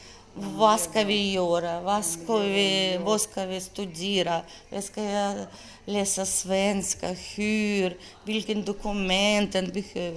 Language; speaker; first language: Swedish; non-native, learner; Russian